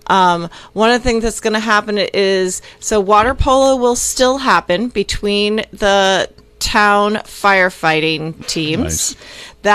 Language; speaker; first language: English; native; English